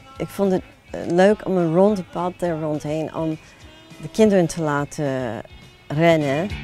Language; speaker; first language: Dutch; non-native, fluent; English